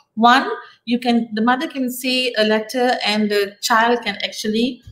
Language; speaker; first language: English; non-native, local second language; Tamil